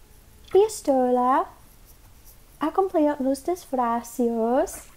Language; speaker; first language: Spanish; non-native, learner; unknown